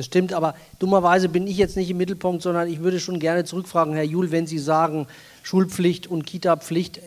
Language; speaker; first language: German; native; German